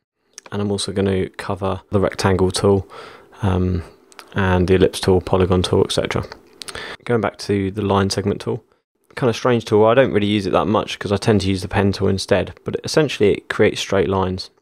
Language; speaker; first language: English; native; English